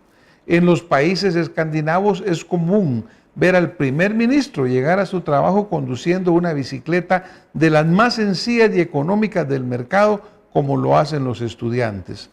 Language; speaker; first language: Spanish; native; Spanish